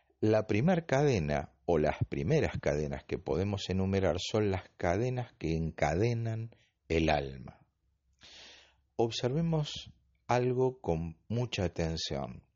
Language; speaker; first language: Spanish; native; Spanish